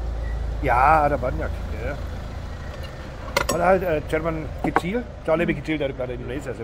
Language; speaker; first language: Indonesian; non-native, learner; German